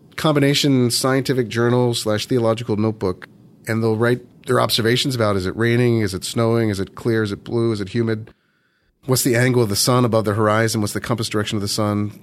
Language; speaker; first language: English; native; English